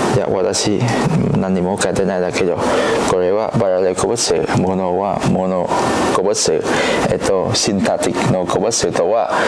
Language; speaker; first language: Japanese; non-native, learner; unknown